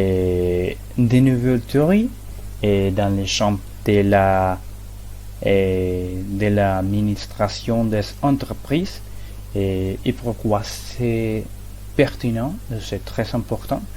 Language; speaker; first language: French; non-native, learner; Spanish